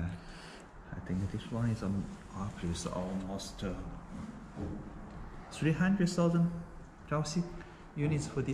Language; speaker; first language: English; non-native, learner; Chinese